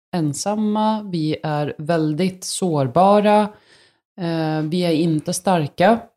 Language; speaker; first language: Swedish; early bilingual, other home language; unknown